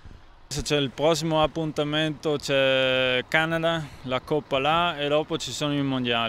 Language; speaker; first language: Italian; non-native, local second language; German